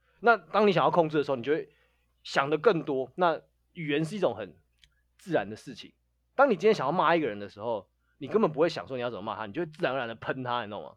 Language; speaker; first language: Chinese; native; Chinese